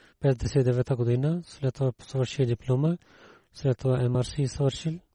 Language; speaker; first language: Bulgarian; non-native, learner; Urdu